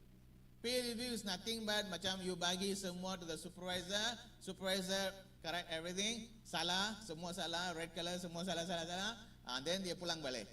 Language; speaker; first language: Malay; non-native, learner; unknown